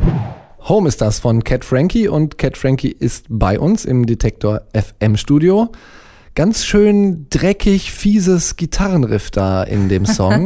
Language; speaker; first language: German; native; German